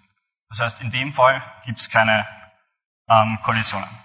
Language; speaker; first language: German; native; German